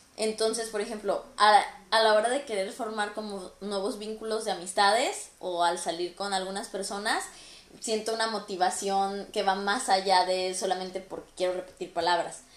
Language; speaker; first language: Spanish; native; Spanish